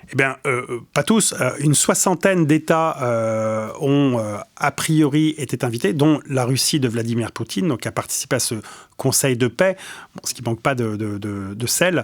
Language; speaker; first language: French; native; French